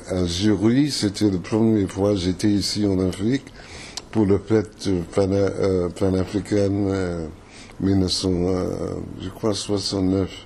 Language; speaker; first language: French; non-native, fluent; English